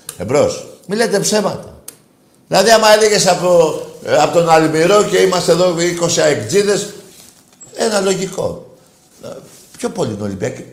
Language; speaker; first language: Greek; native; Greek